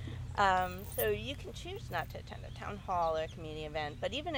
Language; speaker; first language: English; native; English